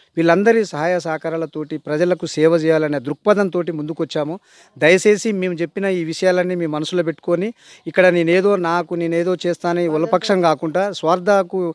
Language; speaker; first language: Telugu; native; Telugu